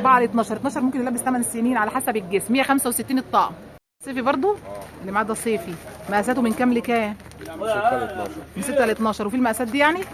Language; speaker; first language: Arabic; native; Arabic